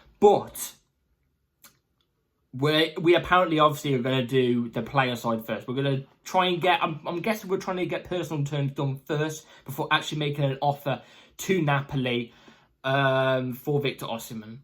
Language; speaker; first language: English; native; English